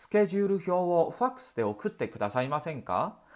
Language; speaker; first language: Japanese; non-native, fluent; Chinese